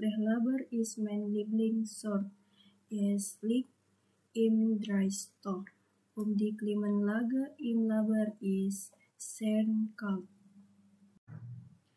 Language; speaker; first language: German; non-native, learner; Indonesian